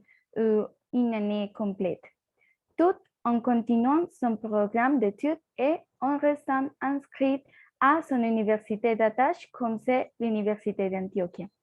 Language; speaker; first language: French; non-native, learner; Spanish